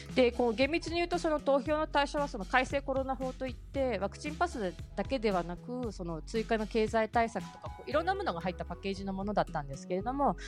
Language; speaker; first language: Japanese; native; Japanese